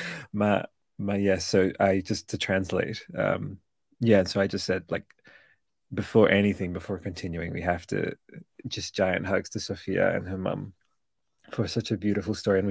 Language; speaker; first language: English; early bilingual, other home language; Italian